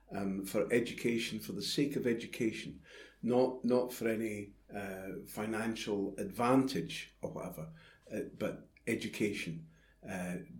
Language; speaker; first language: English; native; English